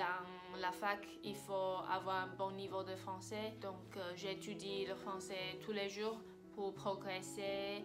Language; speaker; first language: French; non-native, fluent; Chinese